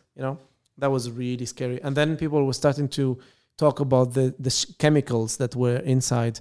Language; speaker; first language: English; non-native, fluent; Arabic